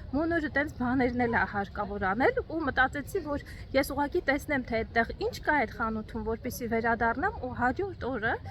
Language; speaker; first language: Armenian; native; Armenian